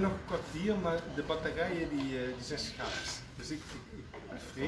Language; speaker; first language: Dutch; native; Dutch